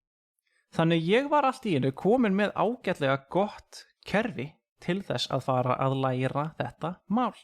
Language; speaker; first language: Icelandic; non-native, fluent; English